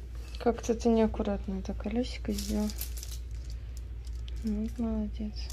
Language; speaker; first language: Russian; native; Russian